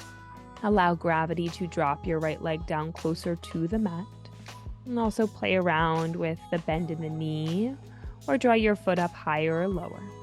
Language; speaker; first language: English; native; English